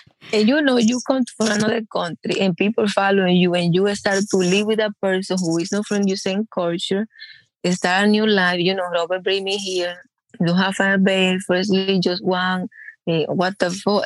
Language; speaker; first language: English; non-native, learner; Spanish